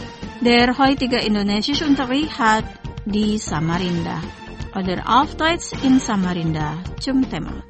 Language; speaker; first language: German; non-native, fluent; Indonesian